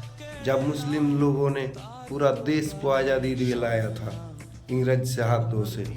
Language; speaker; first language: Hindi; non-native, local second language; Bangla